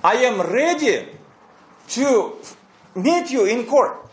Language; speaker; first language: English; non-native, fluent; Kyrgyz